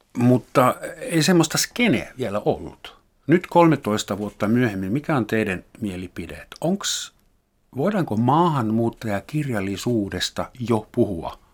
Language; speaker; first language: Finnish; non-native, fluent; German